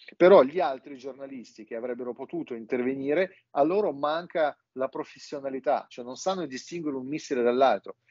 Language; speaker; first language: Italian; non-native, fluent; Russian